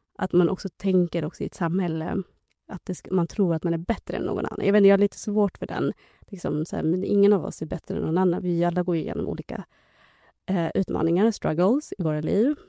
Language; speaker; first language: Swedish; early bilingual, other home language; Somali